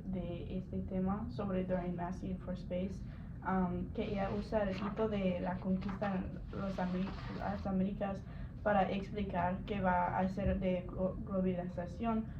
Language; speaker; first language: Spanish; non-native, learner; English